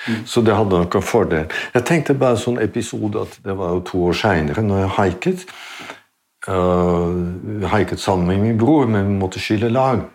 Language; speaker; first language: Norwegian; non-native, fluent; Dutch